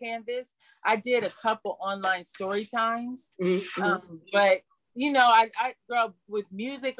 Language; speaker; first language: English; native; English